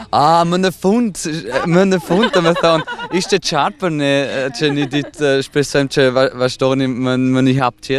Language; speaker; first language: Albanian; non-native, fluent; German